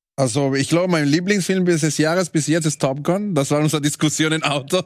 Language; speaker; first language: German; non-native, fluent; Spanish